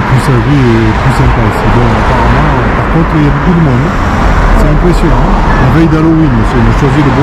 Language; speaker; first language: French; native; French